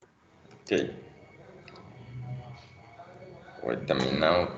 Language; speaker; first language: English; non-native, learner; Spanish